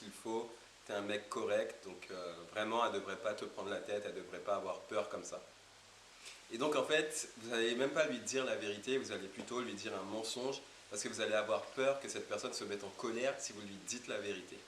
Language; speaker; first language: French; native; French